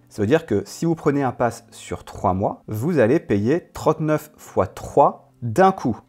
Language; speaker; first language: French; native; French